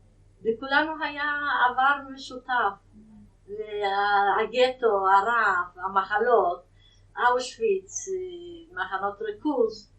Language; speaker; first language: Hebrew; non-native, fluent; Yiddish